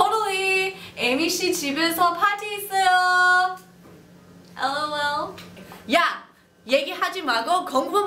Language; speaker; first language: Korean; non-native, learner; English